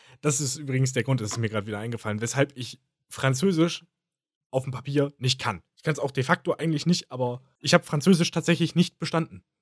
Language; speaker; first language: German; native; German